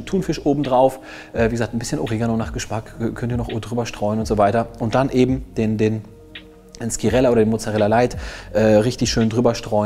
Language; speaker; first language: German; native; German